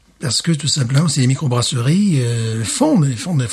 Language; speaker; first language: French; native; French